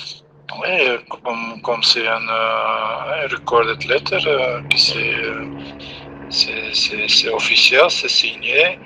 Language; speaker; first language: French; non-native, local second language; Dutch